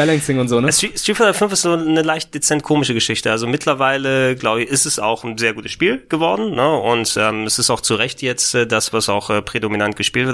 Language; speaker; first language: German; native; German